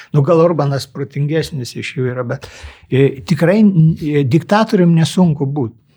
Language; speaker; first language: Lithuanian; native; Lithuanian